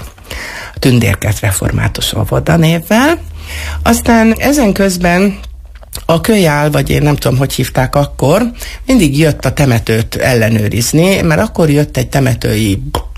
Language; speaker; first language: Hungarian; native; Hungarian